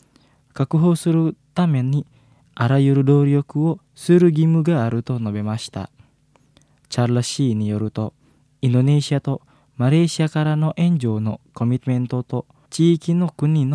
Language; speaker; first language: Japanese; non-native, fluent; Indonesian